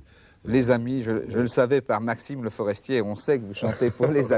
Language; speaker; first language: French; native; French